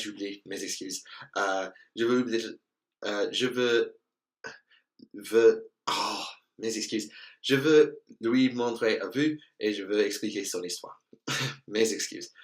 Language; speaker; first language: French; non-native, learner; English